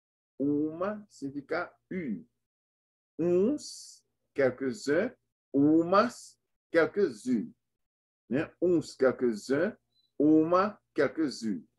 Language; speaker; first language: French; non-native, local second language; Haitian Creole